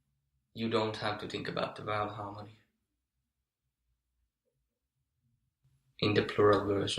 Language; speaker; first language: English; non-native, fluent; Finnish